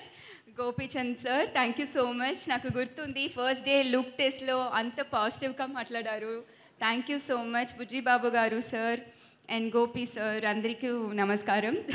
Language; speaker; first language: Telugu; non-native, learner; Tamil